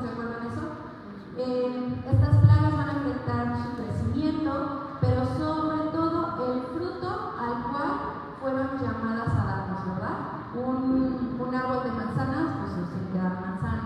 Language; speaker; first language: Spanish; native; Spanish